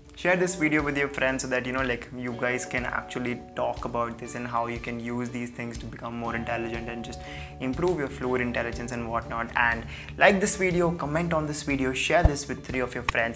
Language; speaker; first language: English; non-native, local second language; Hindi